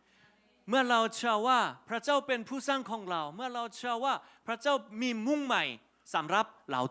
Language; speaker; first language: Thai; non-native, fluent; Korean